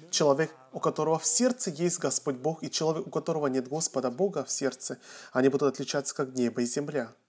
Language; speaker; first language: Russian; non-native, fluent; Korean